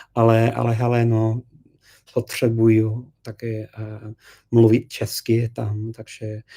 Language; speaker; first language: Czech; non-native, learner; English